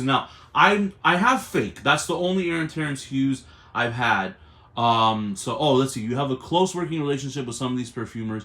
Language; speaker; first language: English; native; English